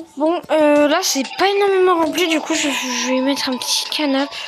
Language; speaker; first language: French; native; French